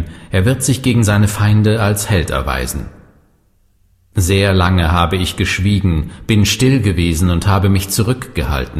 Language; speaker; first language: German; native; German